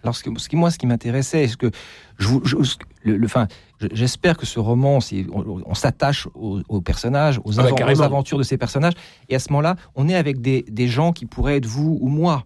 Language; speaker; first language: French; native; French